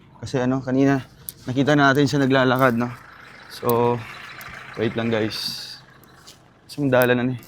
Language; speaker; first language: Filipino; non-native, local second language; Cebuano